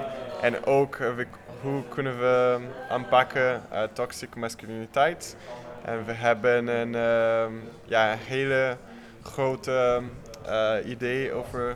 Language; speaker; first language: Dutch; non-native, learner; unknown